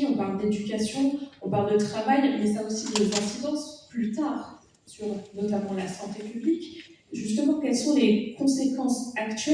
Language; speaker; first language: French; native; French